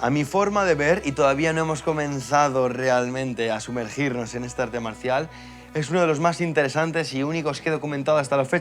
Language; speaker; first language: Spanish; native; Spanish